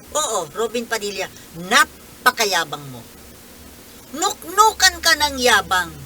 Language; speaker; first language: Filipino; non-native, local second language; Bikol